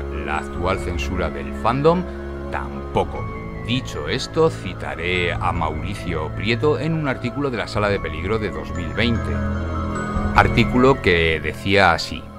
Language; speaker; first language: Spanish; native; Spanish